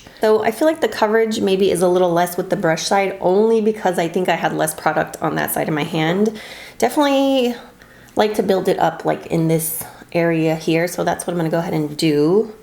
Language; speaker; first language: English; native; English